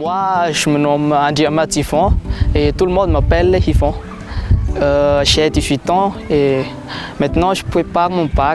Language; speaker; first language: French; non-native, local second language; Malagasy